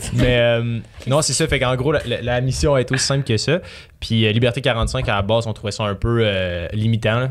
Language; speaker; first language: French; native; French